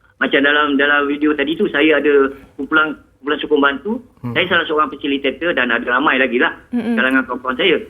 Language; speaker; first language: Malay; native; Malay